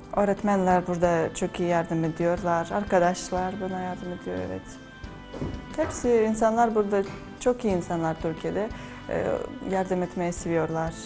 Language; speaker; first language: Turkish; non-native, learner; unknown